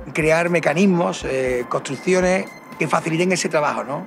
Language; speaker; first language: Spanish; native; Spanish